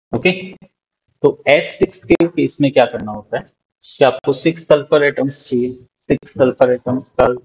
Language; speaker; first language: Hindi; native; Hindi